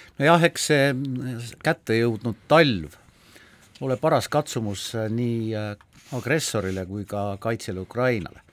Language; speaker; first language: Estonian; native; Estonian